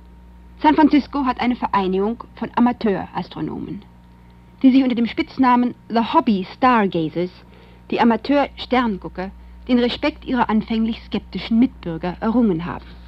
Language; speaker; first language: German; native; German